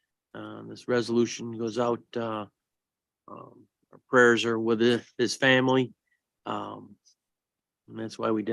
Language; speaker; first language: English; native; English